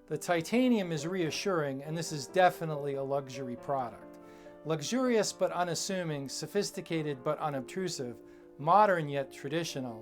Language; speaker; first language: English; native; English